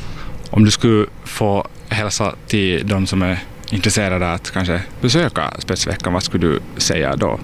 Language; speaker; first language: Swedish; native; Swedish